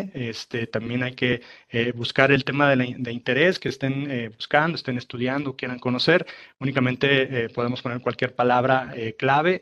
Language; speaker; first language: Spanish; native; Spanish